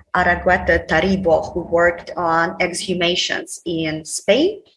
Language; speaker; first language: English; non-native, fluent; Ukrainian